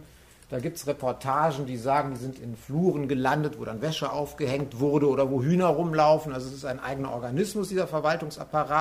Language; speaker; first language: German; native; German